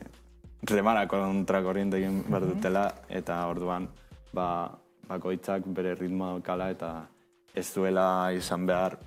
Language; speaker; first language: Basque; non-native, local second language; Spanish